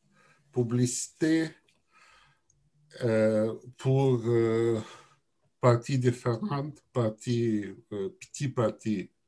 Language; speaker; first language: French; non-native, learner; Russian